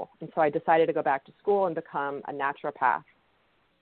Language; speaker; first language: English; native; English